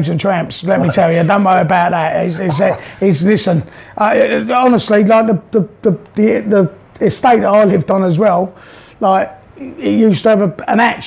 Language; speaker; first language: English; native; English